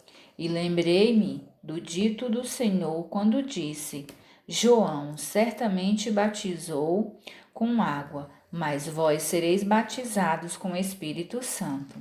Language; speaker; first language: Portuguese; native; Portuguese